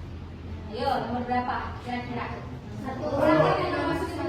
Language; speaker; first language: Indonesian; native; Indonesian